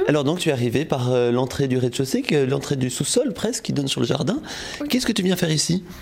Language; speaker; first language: French; native; French